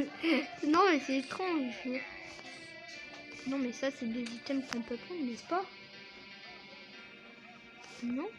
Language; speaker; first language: French; native; French